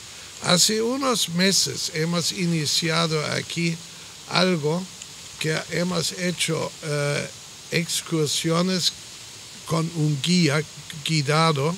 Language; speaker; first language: Spanish; non-native, fluent; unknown